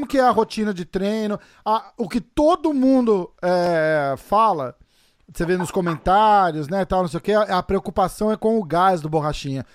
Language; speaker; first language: Portuguese; native; Portuguese